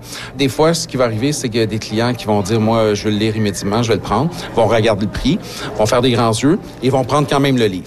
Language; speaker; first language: French; native; French